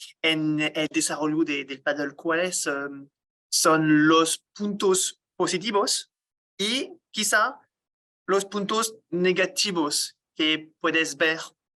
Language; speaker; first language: Spanish; non-native, learner; French